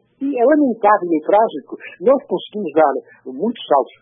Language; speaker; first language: Portuguese; non-native, local second language; Upper Guinea Crioulo